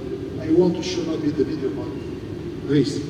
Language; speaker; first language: English; non-native, fluent; Italian